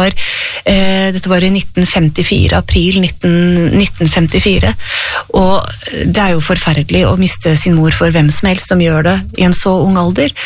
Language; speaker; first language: Norwegian; native; Norwegian